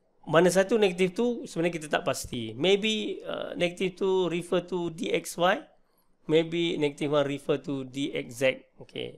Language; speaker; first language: English; non-native, local second language; Malay